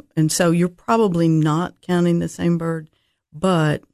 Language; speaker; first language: English; native; English